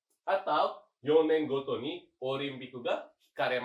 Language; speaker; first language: Japanese; non-native, fluent; Indonesian